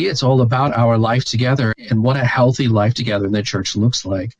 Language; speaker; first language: English; native; English